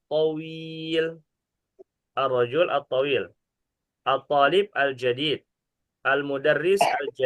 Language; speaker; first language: Arabic; non-native, fluent; Indonesian